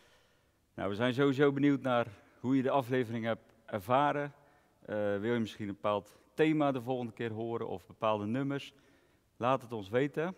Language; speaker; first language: Dutch; native; Dutch